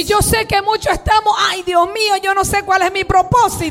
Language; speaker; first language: Spanish; early bilingual, heritage; Spanish